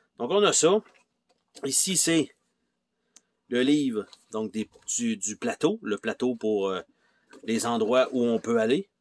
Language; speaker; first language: French; native; French